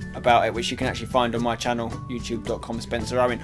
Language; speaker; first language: English; native; English